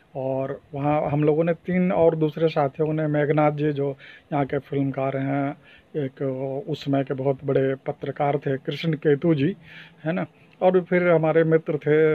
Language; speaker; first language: Hindi; non-native, local second language; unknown